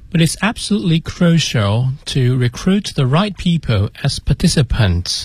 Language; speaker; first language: English; non-native, fluent; Chinese